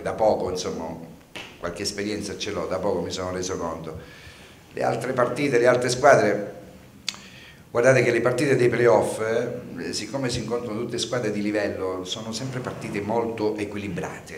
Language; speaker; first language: Italian; native; Italian